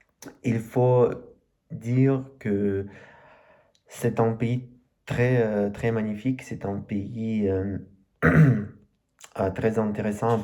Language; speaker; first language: French; non-native, learner; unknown